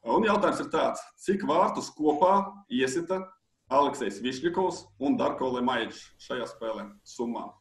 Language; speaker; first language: Latvian; non-native, local second language; Russian